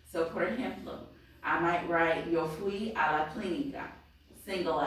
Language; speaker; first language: Spanish; non-native, fluent; English